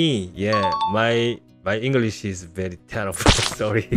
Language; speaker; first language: English; non-native, learner; Korean